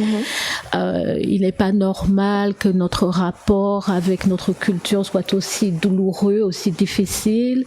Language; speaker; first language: French; native; French